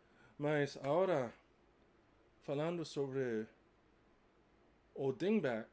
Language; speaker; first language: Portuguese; non-native, learner; English